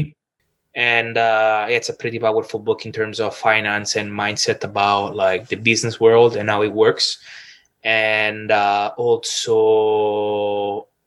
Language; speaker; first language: English; non-native, fluent; Italian